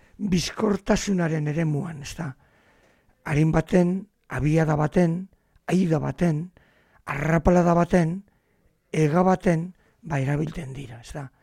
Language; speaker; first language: Basque; native; Basque